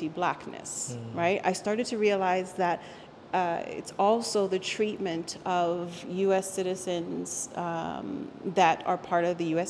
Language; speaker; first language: English; early bilingual, other home language; Spanish